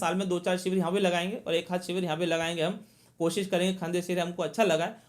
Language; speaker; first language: Hindi; native; Hindi